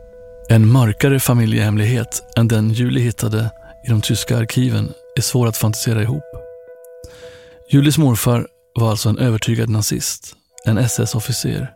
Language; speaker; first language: Swedish; native; Swedish